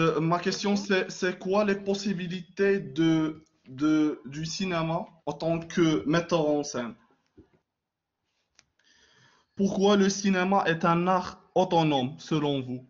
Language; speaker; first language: French; non-native, local second language; Arabic